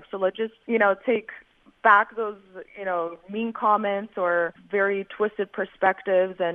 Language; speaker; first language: English; native; English